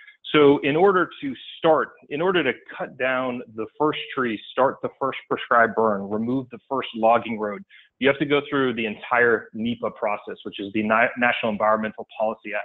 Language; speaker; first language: English; native; English